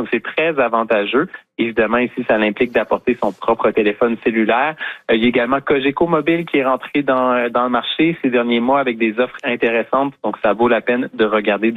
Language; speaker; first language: French; native; French